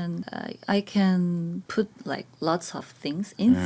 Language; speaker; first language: English; non-native, learner; Korean